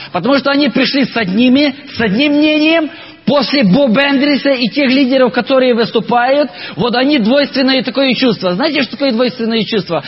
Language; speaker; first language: Russian; non-native, local second language; Ukrainian